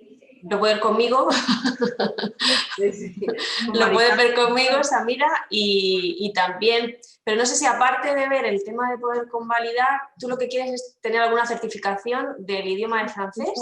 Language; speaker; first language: Spanish; native; Spanish